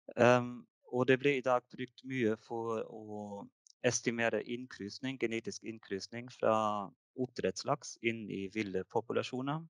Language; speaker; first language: Norwegian; non-native, fluent; German